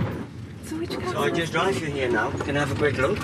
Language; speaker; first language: English; non-native, fluent; Dutch